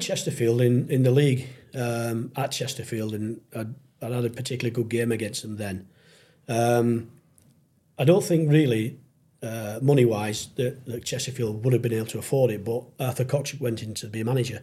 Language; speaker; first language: English; native; English